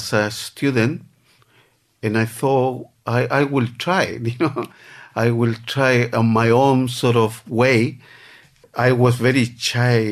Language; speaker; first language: English; non-native, fluent; Spanish